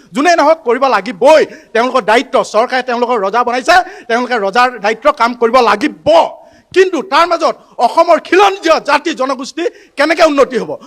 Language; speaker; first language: Assamese; native; Assamese